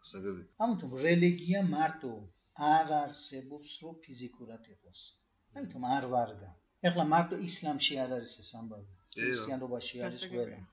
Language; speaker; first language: Georgian; early bilingual, heritage; Georgian